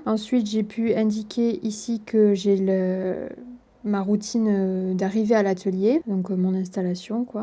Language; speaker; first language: French; native; French